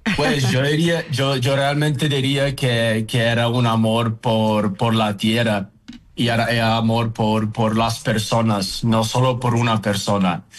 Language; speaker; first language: Spanish; non-native, fluent; Uzbek